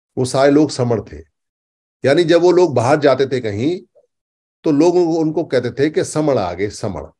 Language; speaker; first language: Hindi; native; Hindi